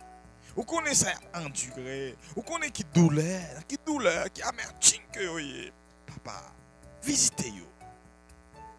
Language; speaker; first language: French; non-native, local second language; Haitian Creole